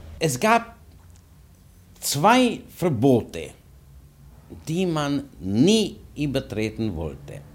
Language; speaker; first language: German; non-native, fluent; Czech